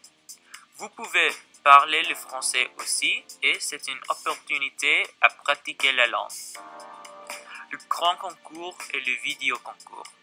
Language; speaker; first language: French; non-native, learner; English